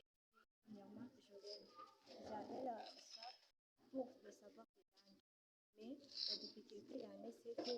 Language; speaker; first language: French; non-native, learner; Rundi